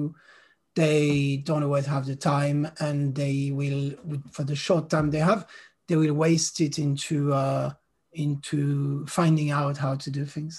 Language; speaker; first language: English; non-native, fluent; French